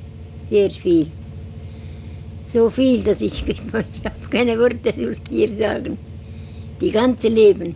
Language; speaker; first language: German; non-native, learner; Estonian